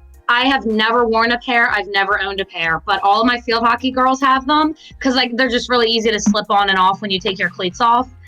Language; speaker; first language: English; native; English